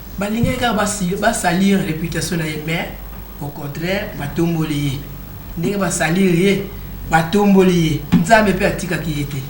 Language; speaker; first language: Lingala; non-native, local second language; Kongo